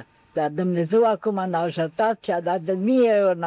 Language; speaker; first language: Romanian; non-native, local second language; German